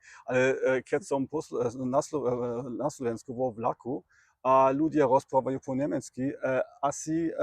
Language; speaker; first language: Slovak; non-native, learner; German